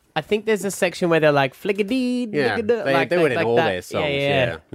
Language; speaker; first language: English; native; English